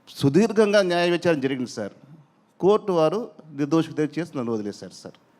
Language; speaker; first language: Telugu; native; Telugu